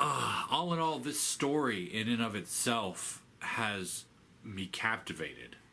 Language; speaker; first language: English; native; English